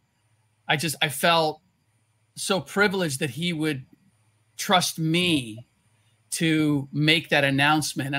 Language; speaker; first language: English; native; English